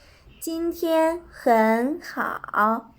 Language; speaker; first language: Chinese; non-native, fluent; Kyrgyz